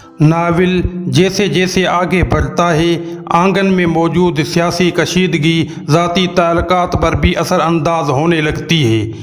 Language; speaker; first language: Urdu; non-native, local second language; Sindhi